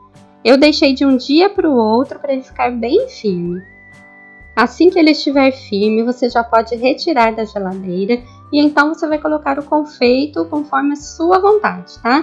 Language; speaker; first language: Portuguese; native; Portuguese